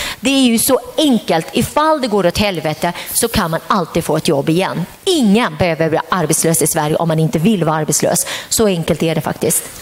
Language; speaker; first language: Swedish; early bilingual, other home language; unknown